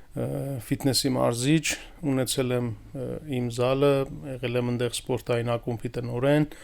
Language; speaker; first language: Armenian; early bilingual, heritage; Armenian